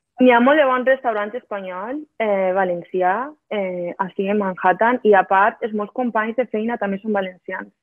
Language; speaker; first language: Catalan; native; Catalan